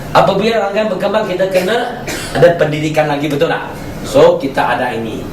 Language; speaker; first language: Malay; non-native, local second language; Chinese